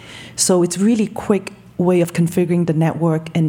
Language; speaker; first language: English; non-native, local second language; Cantonese